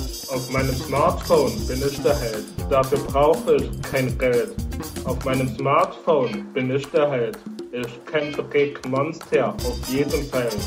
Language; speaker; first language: German; native; German